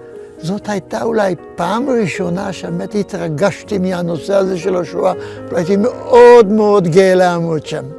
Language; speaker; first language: Hebrew; non-native, fluent; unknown